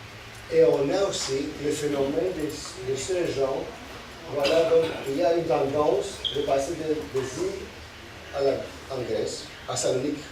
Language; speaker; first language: French; non-native, fluent; Greek